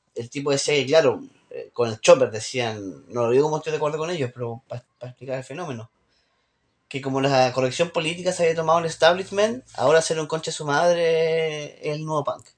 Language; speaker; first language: Spanish; native; Spanish